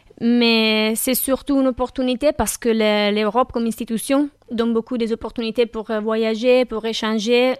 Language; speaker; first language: French; non-native, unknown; Italian